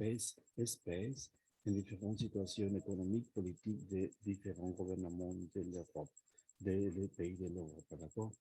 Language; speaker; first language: French; non-native, learner; Spanish